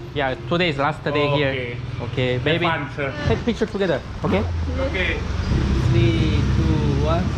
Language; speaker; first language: English; non-native, learner; Korean